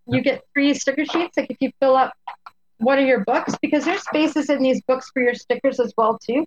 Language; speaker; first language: English; native; English